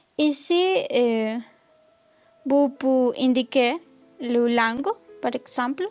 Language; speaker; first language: French; non-native, learner; Spanish